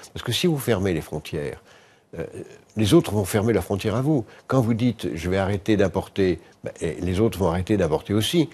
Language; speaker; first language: French; native; French